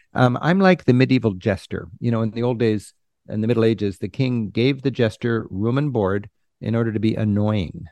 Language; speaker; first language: English; native; English